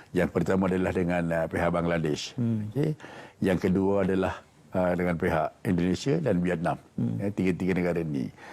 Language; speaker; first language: Malay; non-native, local second language; Tamil